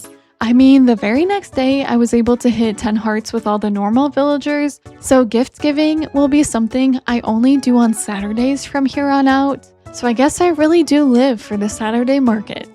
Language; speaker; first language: English; native; English